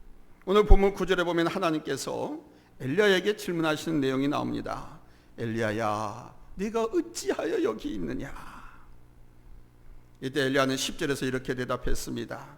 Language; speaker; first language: Korean; native; Korean